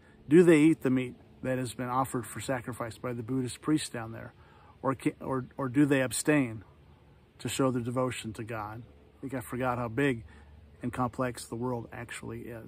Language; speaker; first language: English; native; English